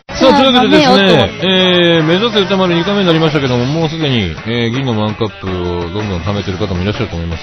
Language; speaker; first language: Japanese; native; Japanese